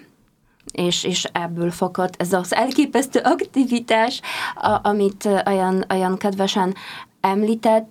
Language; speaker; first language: Hungarian; non-native, fluent; Polish